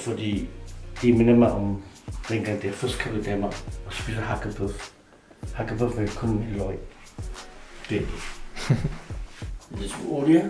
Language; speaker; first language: Danish; non-native, fluent; Chinese